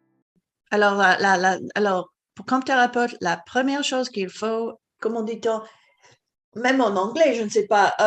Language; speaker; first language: French; non-native, learner; English